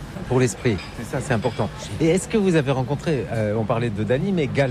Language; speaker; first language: French; native; French